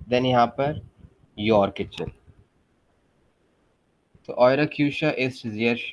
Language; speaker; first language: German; non-native, fluent; Hindi